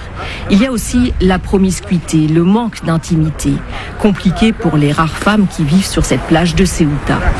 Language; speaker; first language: French; native; French